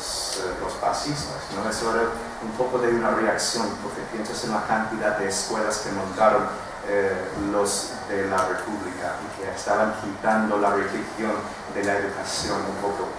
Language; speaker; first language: Spanish; non-native, fluent; English